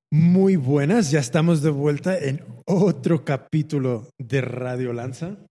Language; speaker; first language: Spanish; early bilingual, heritage; Spanish